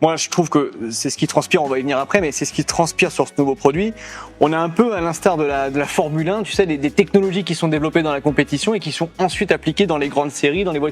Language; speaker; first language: French; native; French